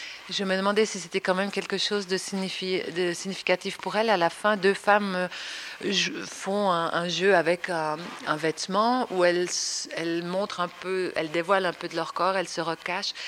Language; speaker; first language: French; native; French